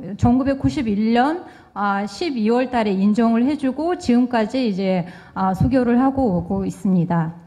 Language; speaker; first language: Korean; non-native, fluent; Kyrgyz